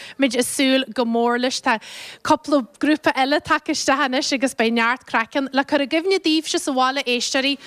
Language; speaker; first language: Irish; native; Irish